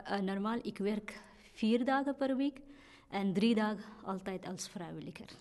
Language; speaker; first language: Dutch; non-native, learner; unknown